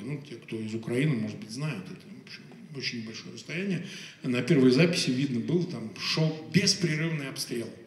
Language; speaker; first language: Russian; native; Russian